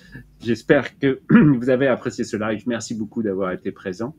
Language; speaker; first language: French; native; French